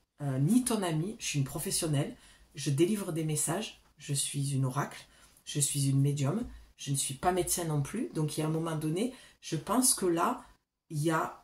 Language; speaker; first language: French; native; French